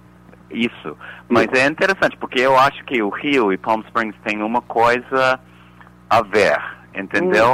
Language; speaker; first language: Portuguese; non-native, fluent; English